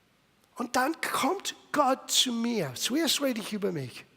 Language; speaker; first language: German; non-native, fluent; English